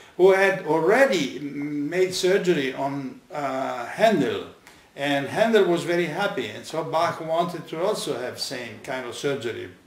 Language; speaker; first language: English; non-native, fluent; Italian